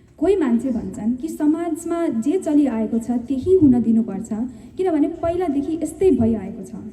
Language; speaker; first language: Nepali; early bilingual, heritage; Nepali